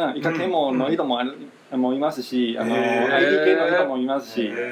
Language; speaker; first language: Japanese; non-native, fluent; Chinese